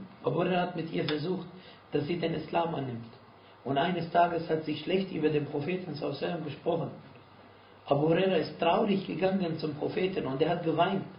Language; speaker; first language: German; non-native, fluent; Arabic